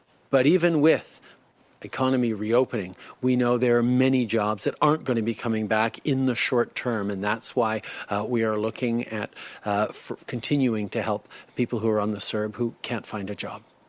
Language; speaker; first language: English; early bilingual, other home language; French